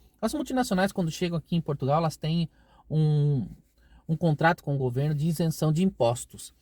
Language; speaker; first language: Portuguese; native; Portuguese